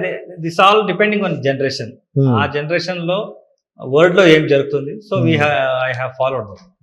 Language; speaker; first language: Telugu; non-native, local second language; Kannada